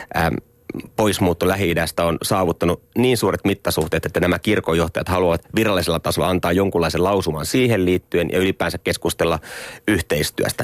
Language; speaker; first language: Finnish; native; Finnish